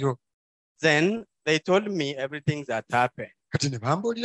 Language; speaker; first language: English; non-native, fluent; Oromo